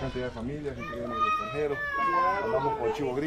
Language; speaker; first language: Spanish; native; Spanish